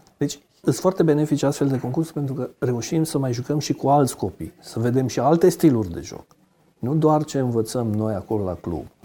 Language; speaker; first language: Romanian; native; Romanian